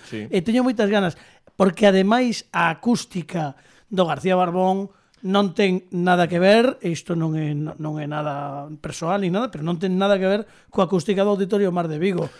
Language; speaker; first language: Galician; native; Galician